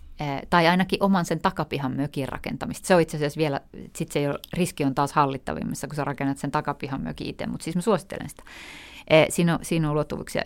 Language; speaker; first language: Finnish; native; Finnish